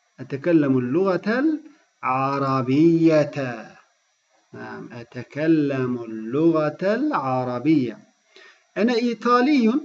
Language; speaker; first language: Arabic; non-native, fluent; Turkish